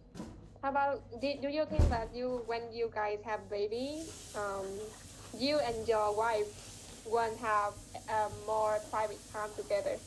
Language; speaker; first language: English; non-native, fluent; Vietnamese